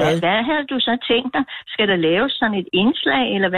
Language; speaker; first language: Danish; native; Danish